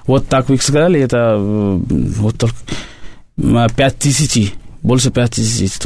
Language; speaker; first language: Russian; non-native, learner; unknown